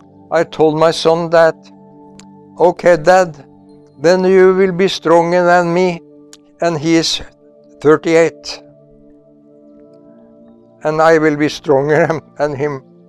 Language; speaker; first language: English; non-native, fluent; Norwegian